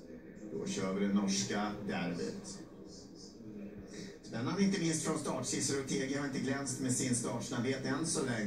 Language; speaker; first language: Swedish; native; Swedish